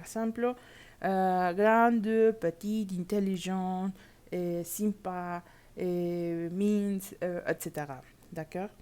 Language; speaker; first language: French; non-native, learner; Spanish